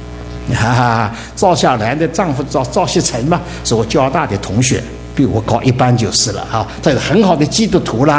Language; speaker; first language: Chinese; native; Chinese